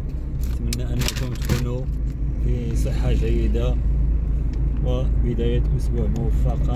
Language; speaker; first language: Arabic; native; Arabic